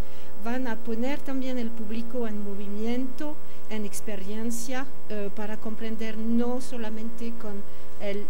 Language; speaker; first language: Spanish; non-native, fluent; French